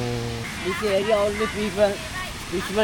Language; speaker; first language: English; non-native, learner; Sinhala